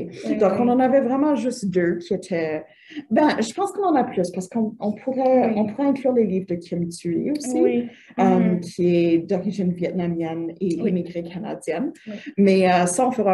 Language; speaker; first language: French; native; French